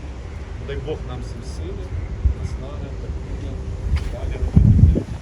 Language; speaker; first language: Ukrainian; native; Ukrainian